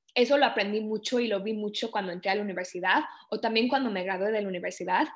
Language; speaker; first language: Spanish; early bilingual, other home language; English